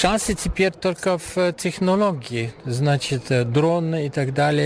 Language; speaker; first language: Russian; non-native, fluent; German